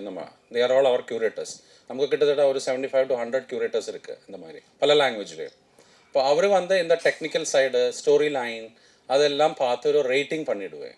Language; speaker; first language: Tamil; non-native, fluent; Malayalam